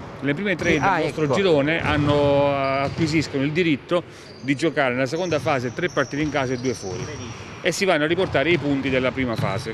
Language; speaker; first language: Italian; native; Italian